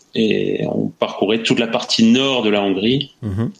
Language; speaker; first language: French; native; French